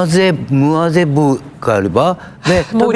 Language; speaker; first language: Turkish; non-native, learner; Japanese